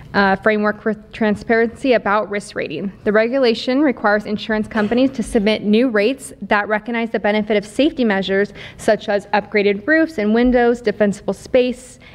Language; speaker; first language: English; native; English